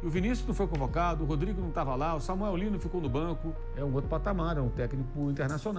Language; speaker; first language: Portuguese; native; Portuguese